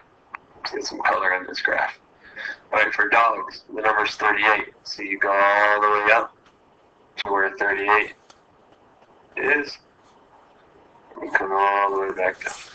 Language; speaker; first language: English; native; English